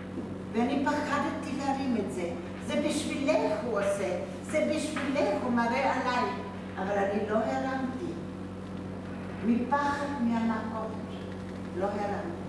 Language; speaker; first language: Hebrew; non-native, fluent; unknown